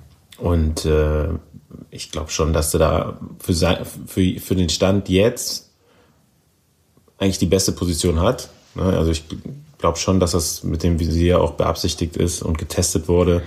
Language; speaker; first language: German; native; German